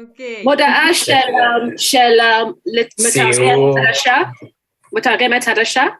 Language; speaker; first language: Hebrew; non-native, learner; English